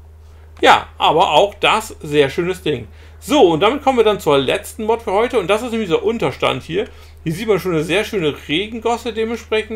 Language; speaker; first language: German; native; German